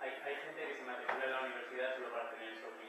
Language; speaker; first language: Spanish; native; Spanish